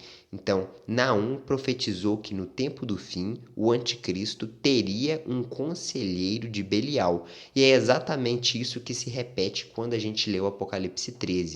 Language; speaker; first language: Portuguese; native; Portuguese